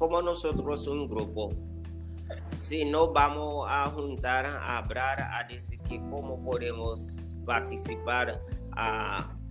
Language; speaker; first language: Spanish; non-native, learner; Haitian Creole